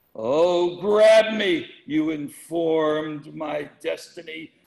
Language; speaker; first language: English; native; English